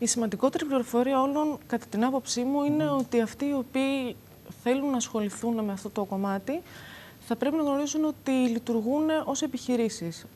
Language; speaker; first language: Greek; native; Greek